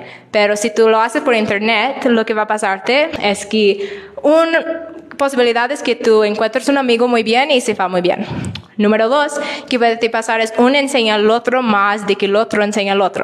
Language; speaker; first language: Spanish; non-native, learner; English